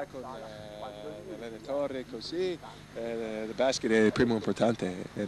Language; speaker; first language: Italian; non-native, learner; English